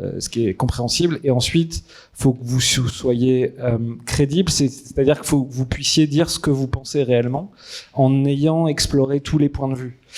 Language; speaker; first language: French; native; French